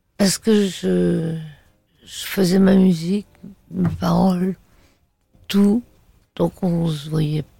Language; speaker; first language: French; native; French